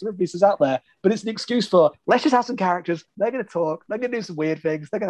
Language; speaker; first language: English; native; English